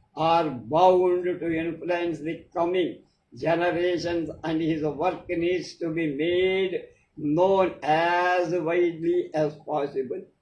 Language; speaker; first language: English; non-native, local second language; Telugu